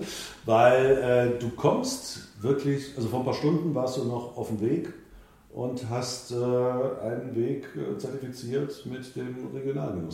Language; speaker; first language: German; native; German